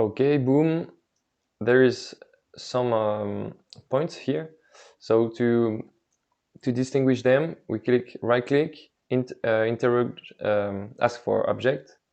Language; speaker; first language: English; non-native, fluent; French